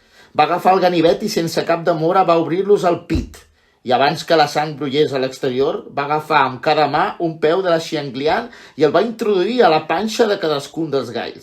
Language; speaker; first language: Catalan; native; Catalan